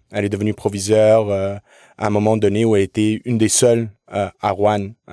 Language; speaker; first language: French; early bilingual, other home language; English